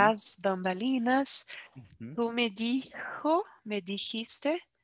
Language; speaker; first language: Spanish; non-native, fluent; Portuguese